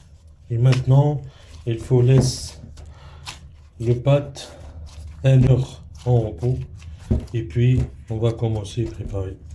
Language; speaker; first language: French; non-native, learner; Arabic